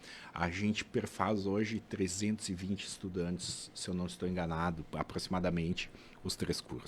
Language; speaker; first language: Portuguese; native; Portuguese